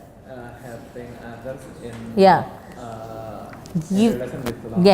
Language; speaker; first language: English; non-native, learner; Indonesian